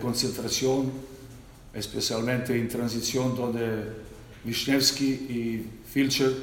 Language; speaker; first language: Spanish; non-native, learner; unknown